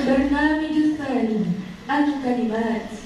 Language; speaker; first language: Arabic; non-native, learner; Indonesian